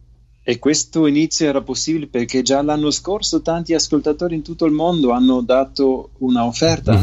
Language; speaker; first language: Italian; non-native, fluent; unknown